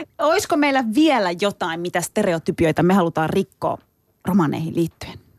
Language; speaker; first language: Finnish; early bilingual, other home language; Turkish